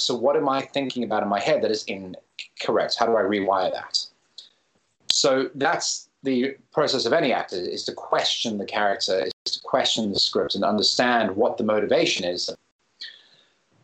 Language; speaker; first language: English; native; English